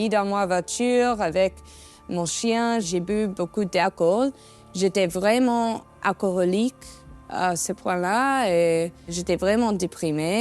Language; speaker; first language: French; non-native, learner; English